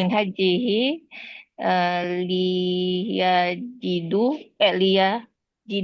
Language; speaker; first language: Arabic; non-native, learner; Indonesian